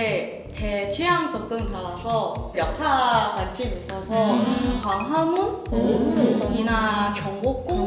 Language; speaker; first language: Korean; non-native, learner; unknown